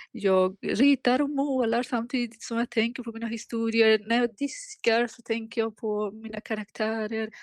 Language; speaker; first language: Swedish; non-native, fluent; Baluchi